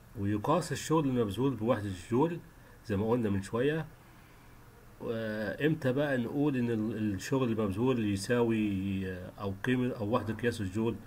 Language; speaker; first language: Arabic; native; Arabic